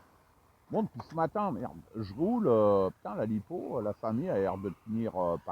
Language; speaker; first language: French; native; French